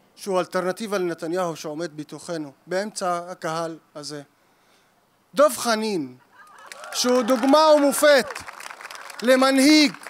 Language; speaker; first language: Hebrew; native; Hebrew